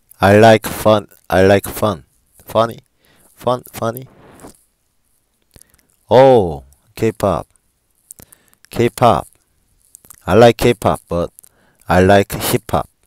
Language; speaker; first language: English; non-native, learner; Korean